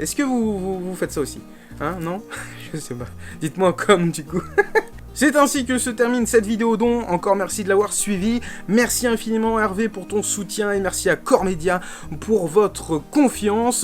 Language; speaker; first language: French; native; French